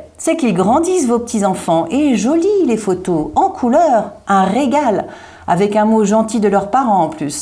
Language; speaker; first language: French; native; French